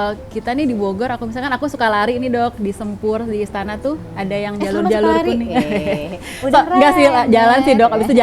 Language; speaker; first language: Indonesian; native; Indonesian